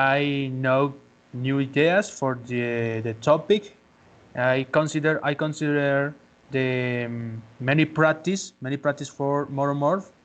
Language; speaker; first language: English; non-native, learner; Spanish